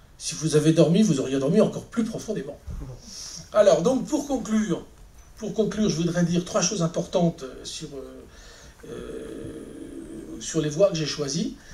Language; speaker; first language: French; native; French